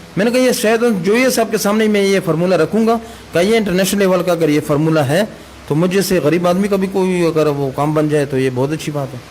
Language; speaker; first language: Urdu; non-native, local second language; Pashto